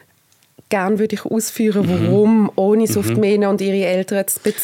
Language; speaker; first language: German; native; German